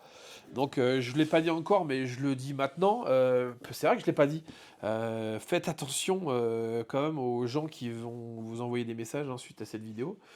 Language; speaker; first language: French; native; French